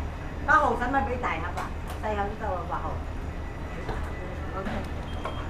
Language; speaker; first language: Cantonese; native; Cantonese